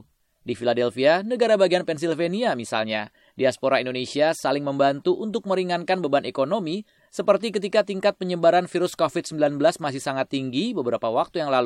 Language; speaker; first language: Indonesian; native; Indonesian